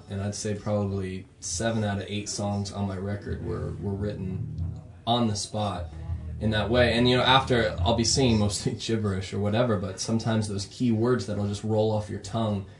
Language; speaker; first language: English; native; English